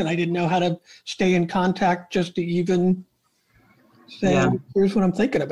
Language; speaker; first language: English; native; English